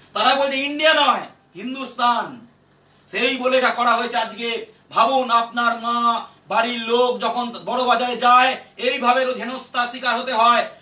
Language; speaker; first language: Bangla; native; Bangla